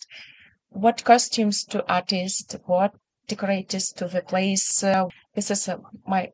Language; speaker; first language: English; non-native, learner; Ukrainian